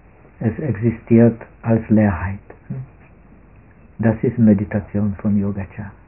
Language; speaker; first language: German; non-native, fluent; Czech